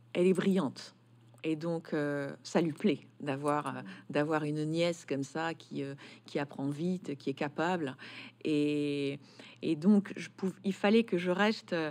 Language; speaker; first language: French; native; French